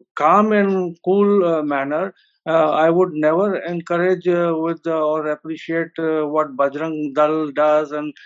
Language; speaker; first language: English; non-native, local second language; Hindi